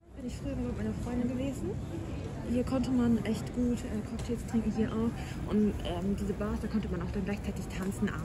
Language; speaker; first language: German; native; German